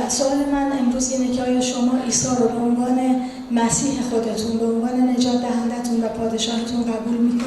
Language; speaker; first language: Persian; native; Persian